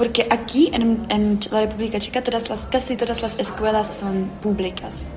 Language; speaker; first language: Spanish; non-native, fluent; Czech